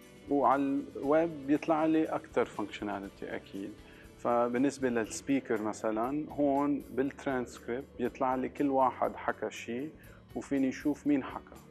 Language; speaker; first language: Arabic; early bilingual, heritage; Arabic